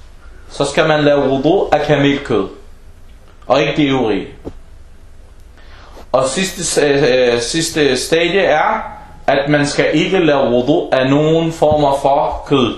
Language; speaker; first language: Danish; non-native, fluent; Arabic